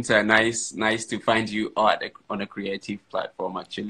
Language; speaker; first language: English; non-native, local second language; Fula